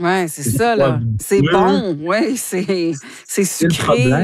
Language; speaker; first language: French; native; French